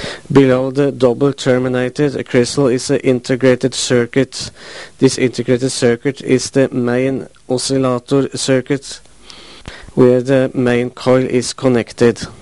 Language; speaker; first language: English; non-native, fluent; Norwegian